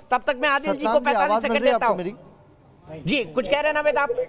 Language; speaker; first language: Hindi; native; Hindi